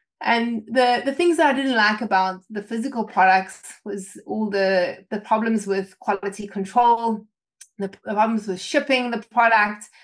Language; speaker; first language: English; native; English